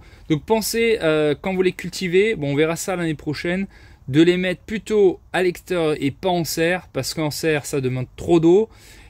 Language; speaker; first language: French; native; French